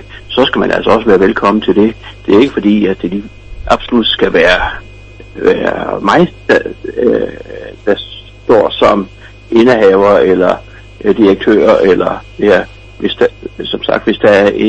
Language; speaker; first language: Danish; native; Danish